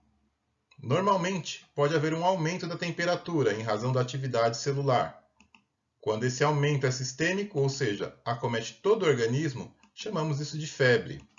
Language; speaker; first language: Portuguese; native; Portuguese